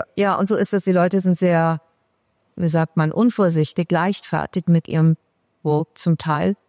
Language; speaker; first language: German; early bilingual, other home language; Persian